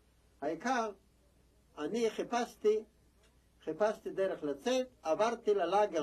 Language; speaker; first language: Hebrew; non-native, fluent; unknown